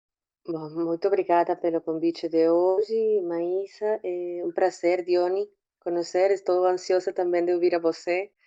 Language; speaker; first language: Portuguese; non-native, fluent; Spanish